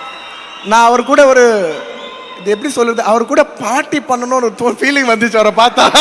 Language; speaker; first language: Tamil; non-native, local second language; Telugu